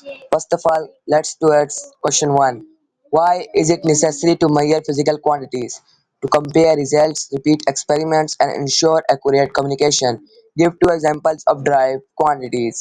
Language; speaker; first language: English; non-native, local second language; Urdu